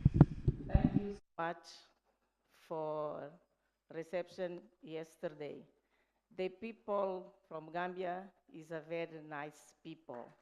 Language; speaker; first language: English; non-native, learner; Portuguese